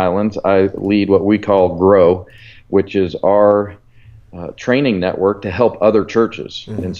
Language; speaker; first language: English; native; English